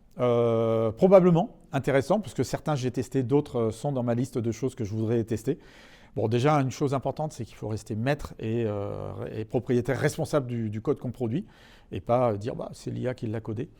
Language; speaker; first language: French; native; French